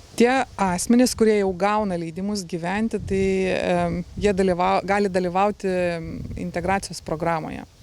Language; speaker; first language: Lithuanian; native; Lithuanian